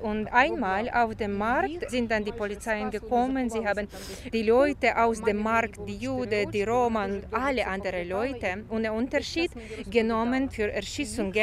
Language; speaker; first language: German; non-native, fluent; Ukrainian